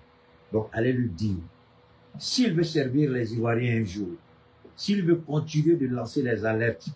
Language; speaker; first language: French; native; French